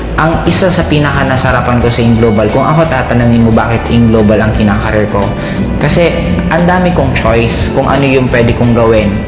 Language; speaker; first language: Filipino; non-native, local second language; Bikol